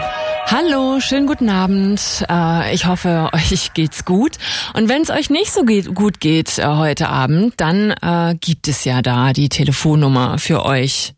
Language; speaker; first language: German; native; German